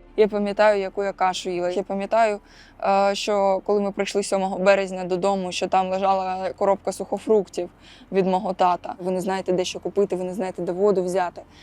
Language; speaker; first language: Ukrainian; non-native, local second language; Russian